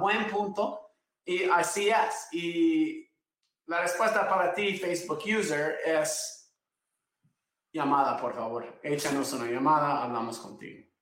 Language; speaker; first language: Spanish; non-native, fluent; English